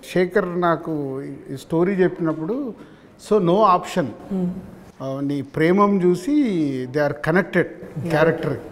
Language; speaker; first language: Telugu; native; Telugu